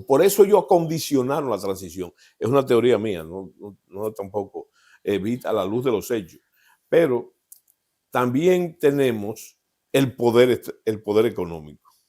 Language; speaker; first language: Spanish; native; Spanish